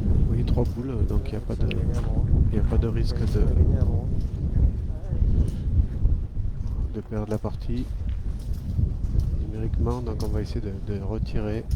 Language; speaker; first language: French; native; French